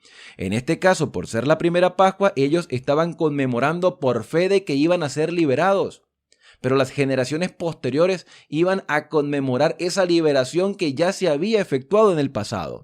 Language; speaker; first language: Spanish; native; Spanish